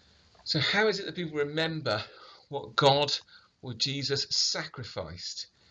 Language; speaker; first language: English; native; English